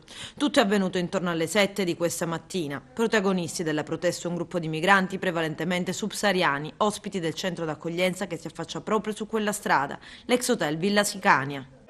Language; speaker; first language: Italian; native; Italian